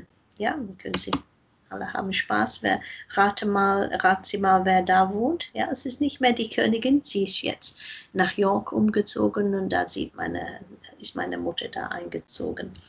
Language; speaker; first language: German; non-native, fluent; English